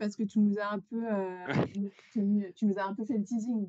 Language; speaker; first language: French; native; French